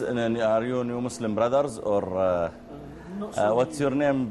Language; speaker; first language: English; non-native, learner; Arabic